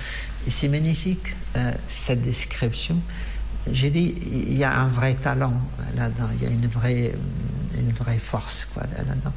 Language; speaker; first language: French; non-native, fluent; Arabic